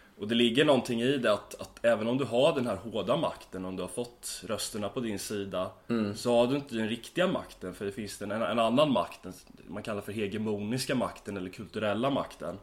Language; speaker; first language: Swedish; native; Swedish